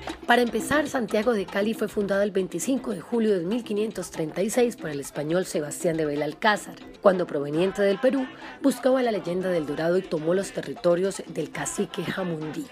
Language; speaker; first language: Spanish; native; Spanish